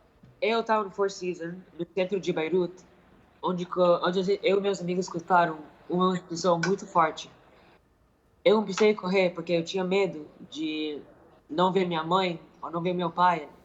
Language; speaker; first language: Portuguese; early bilingual, heritage; Arabic